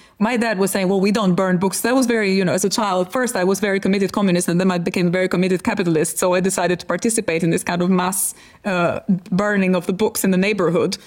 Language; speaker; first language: English; non-native, fluent; Albanian